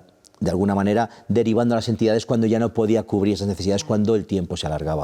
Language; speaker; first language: Spanish; native; Spanish